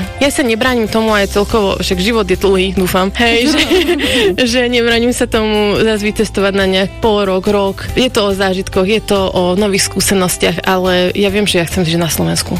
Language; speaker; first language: Slovak; non-native, local second language; Hungarian